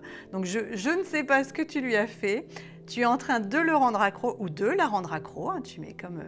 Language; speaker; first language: French; native; French